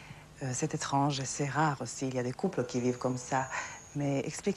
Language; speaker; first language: French; non-native, fluent; Serbian